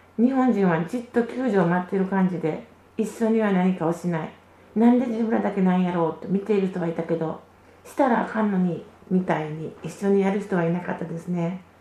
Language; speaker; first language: Japanese; early bilingual, other home language; Vietnamese